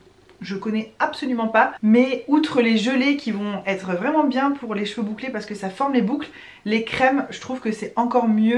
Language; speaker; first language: French; native; French